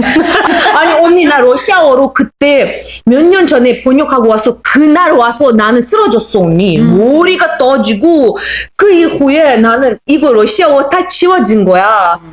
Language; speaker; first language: Korean; non-native, fluent; Uzbek